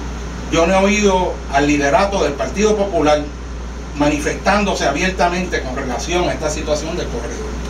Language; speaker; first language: Spanish; native; Spanish